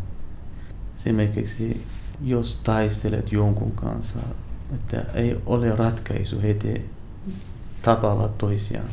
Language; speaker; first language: Finnish; non-native, learner; Arabic